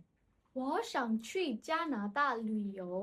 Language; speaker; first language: Chinese; non-native, learner; Burmese